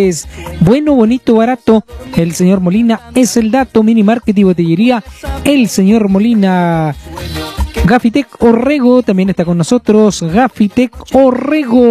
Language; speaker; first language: Spanish; native; Spanish